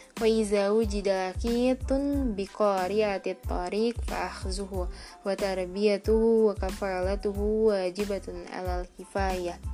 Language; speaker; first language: Arabic; non-native, fluent; Indonesian